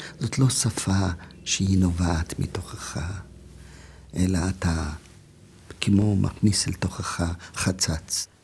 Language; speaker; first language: Hebrew; non-native, fluent; German